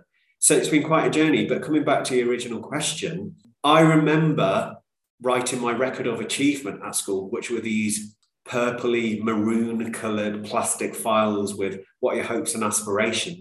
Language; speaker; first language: English; native; English